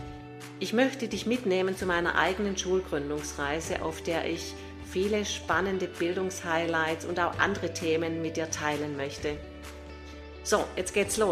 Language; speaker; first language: German; native; German